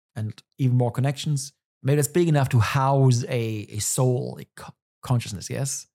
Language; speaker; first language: English; non-native, fluent; German